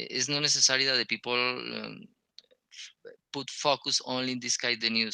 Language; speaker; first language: English; non-native, learner; Spanish